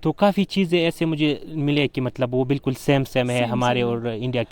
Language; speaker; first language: Hindi; non-native, fluent; Pashto